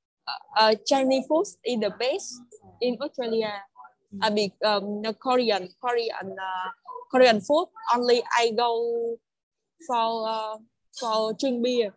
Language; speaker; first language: English; non-native, learner; Vietnamese